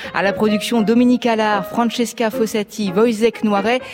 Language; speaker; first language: French; native; French